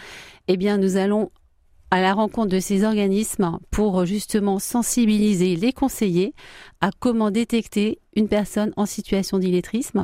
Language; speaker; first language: French; native; French